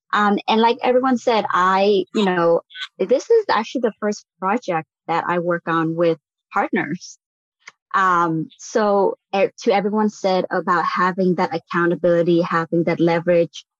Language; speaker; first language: English; non-native, fluent; Vietnamese